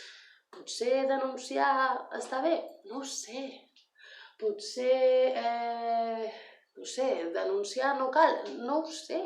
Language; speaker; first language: Catalan; non-native, learner; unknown